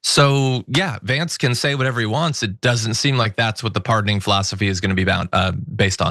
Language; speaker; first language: English; native; English